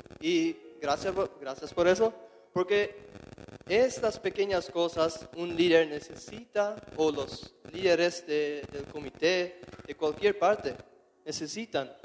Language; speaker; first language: Spanish; non-native, local second language; German